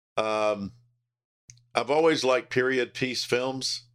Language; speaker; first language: English; native; English